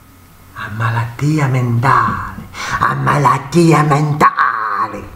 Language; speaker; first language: Italian; non-native, fluent; French